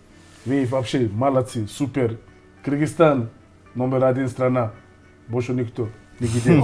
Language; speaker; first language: Russian; non-native, learner; English